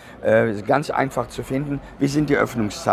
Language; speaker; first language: German; native; German